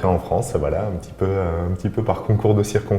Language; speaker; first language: French; native; French